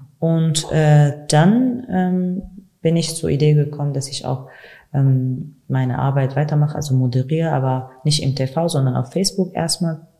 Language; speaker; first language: German; non-native, fluent; Kurdish